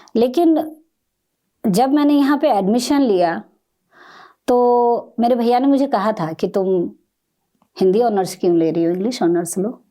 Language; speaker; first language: Hindi; native; Hindi